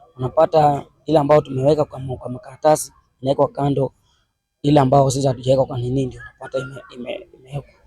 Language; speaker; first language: Swahili; native; Swahili